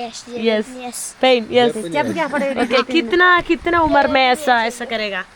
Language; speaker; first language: Hindi; non-native, learner; Malayalam